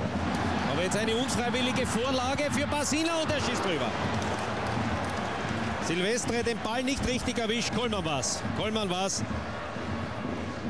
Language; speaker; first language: German; native; German